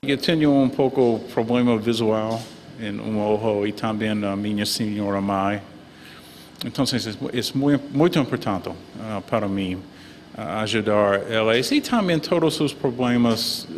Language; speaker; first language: Portuguese; non-native, learner; English